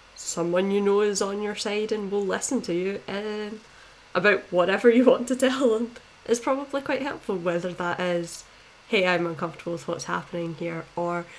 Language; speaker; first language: English; native; English